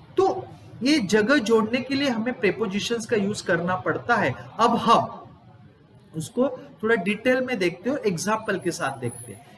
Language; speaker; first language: Hindi; non-native, local second language; Gujarati